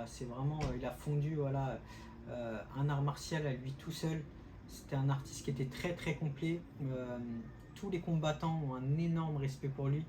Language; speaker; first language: French; native; French